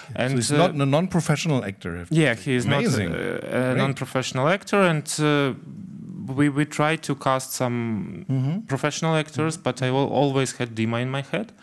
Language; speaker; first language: English; non-native, fluent; Ukrainian